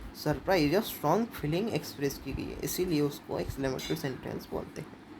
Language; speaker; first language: Hindi; non-native, local second language; Marathi